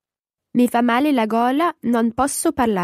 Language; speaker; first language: Italian; non-native, learner; English